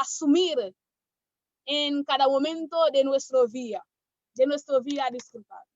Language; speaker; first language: Spanish; non-native, learner; Haitian Creole